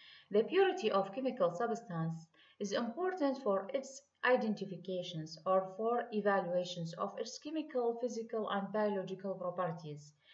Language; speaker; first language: English; non-native, fluent; Arabic